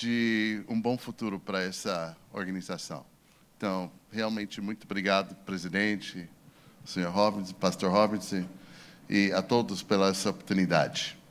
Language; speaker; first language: Portuguese; non-native, fluent; English